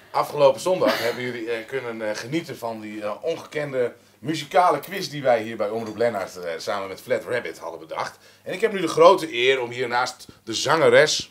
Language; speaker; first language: Dutch; native; Dutch